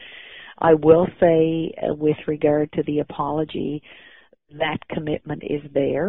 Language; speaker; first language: English; native; English